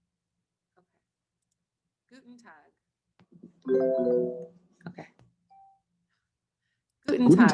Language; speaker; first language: German; non-native, learner; English